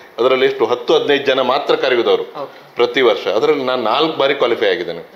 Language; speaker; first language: Kannada; native; Kannada